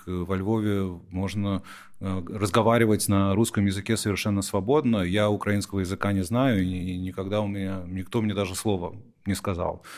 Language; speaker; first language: Russian; early bilingual, heritage; Russian